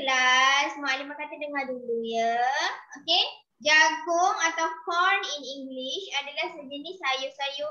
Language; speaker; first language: Malay; native; Malay